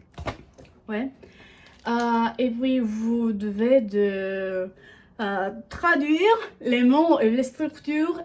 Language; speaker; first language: French; non-native, learner; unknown